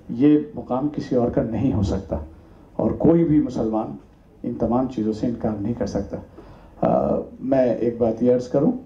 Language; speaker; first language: Urdu; native; Urdu